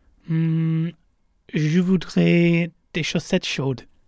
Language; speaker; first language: French; non-native, learner; English